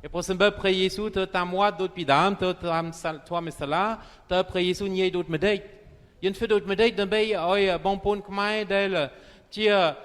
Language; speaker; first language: Khmer; non-native, fluent; French